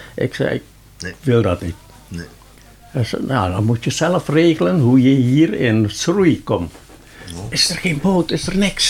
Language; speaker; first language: Dutch; non-native, local second language; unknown